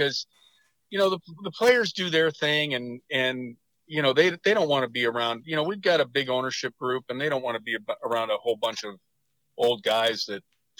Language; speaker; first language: English; native; English